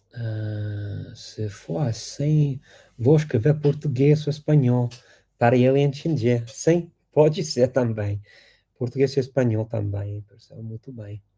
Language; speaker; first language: Portuguese; non-native, fluent; English